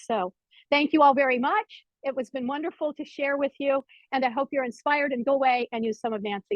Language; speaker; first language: English; native; English